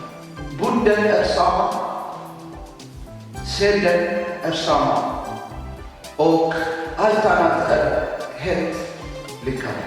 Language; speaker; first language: Swedish; non-native, fluent; Tigrinya